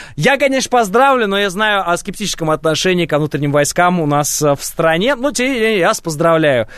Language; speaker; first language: Russian; native; Russian